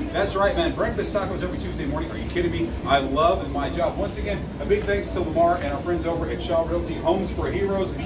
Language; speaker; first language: English; native; English